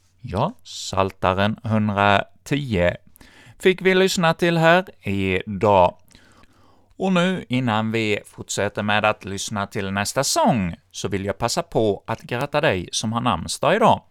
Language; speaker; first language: Swedish; native; Swedish